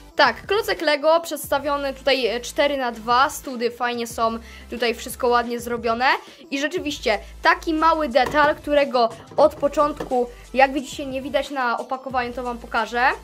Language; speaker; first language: Polish; native; Polish